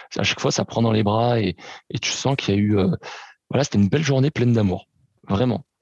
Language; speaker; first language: French; early bilingual, other home language; Portuguese